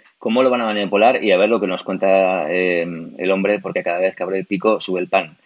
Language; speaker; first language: Spanish; native; Spanish